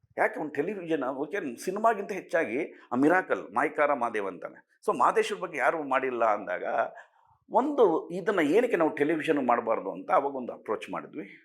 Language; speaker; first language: Kannada; native; Kannada